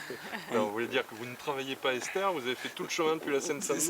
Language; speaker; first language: French; native; French